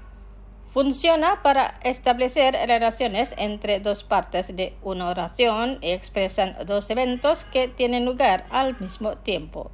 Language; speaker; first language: Spanish; non-native, fluent; Indonesian